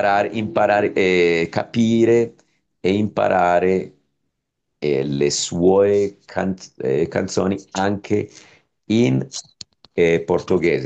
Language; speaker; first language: Italian; non-native, fluent; Spanish